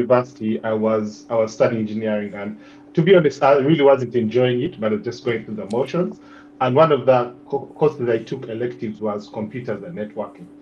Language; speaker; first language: English; non-native, local second language; Ganda